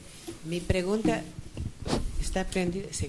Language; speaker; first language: Spanish; non-native, fluent; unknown